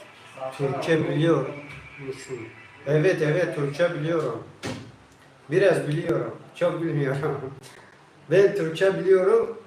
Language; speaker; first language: Turkish; non-native, learner; Tajik